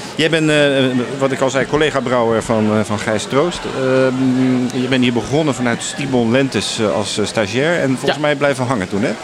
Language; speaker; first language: Dutch; native; Dutch